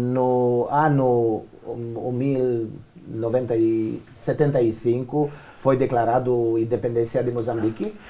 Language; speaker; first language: Portuguese; non-native, learner; Romanian